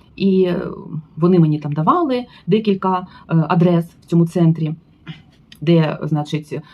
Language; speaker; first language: Ukrainian; native; Ukrainian